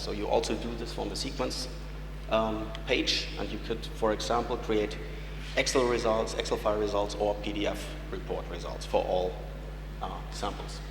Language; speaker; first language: English; non-native, fluent; German